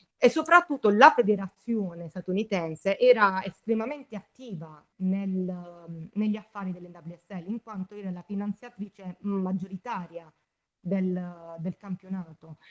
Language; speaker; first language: Italian; native; Italian